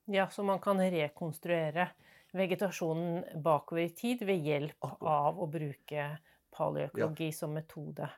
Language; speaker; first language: Norwegian; native; Norwegian